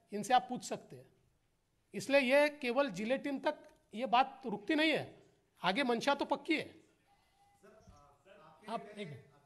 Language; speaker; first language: Hindi; non-native, local second language; Marathi